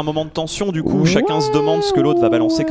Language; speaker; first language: French; native; French